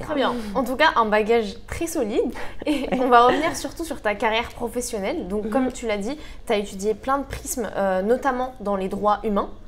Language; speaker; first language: French; native; French